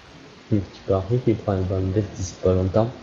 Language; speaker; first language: French; native; French